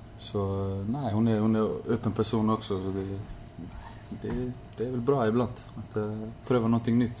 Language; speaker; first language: Swedish; non-native, learner; Icelandic